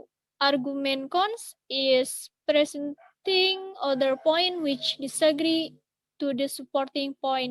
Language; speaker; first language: English; non-native, learner; Indonesian